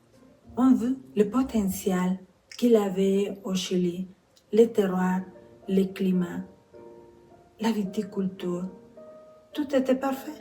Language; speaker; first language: French; non-native, fluent; Spanish